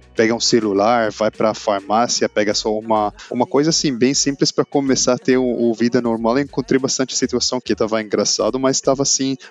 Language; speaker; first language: Portuguese; non-native, learner; Arabic